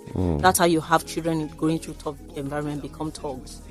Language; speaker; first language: English; non-native, local second language; Yoruba